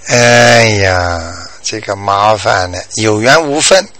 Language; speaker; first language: Chinese; native; Chinese